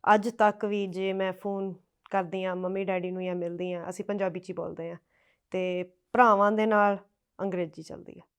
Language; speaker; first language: Punjabi; early bilingual, heritage; Punjabi